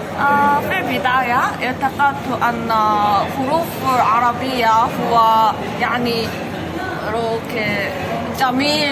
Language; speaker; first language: Arabic; non-native, learner; Korean